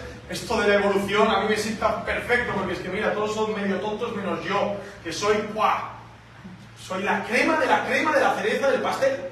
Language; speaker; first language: Spanish; native; Spanish